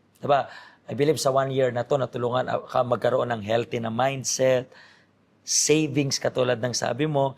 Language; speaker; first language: Filipino; native; Filipino